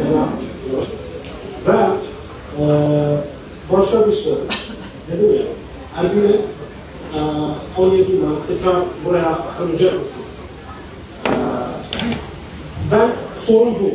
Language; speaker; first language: Turkish; non-native, fluent; Kurdish